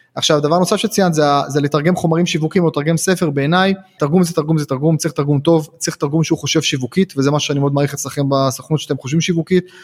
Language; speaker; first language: Hebrew; native; Hebrew